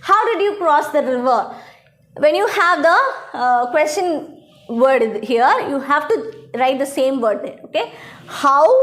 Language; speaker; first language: English; non-native, local second language; Tamil